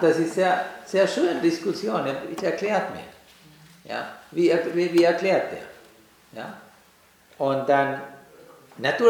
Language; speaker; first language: German; non-native, learner; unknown